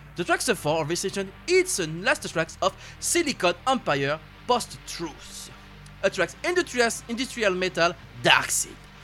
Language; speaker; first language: English; non-native, learner; French